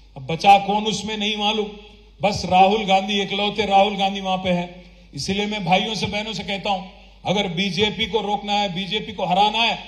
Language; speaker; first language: Hindi; non-native, local second language; Telugu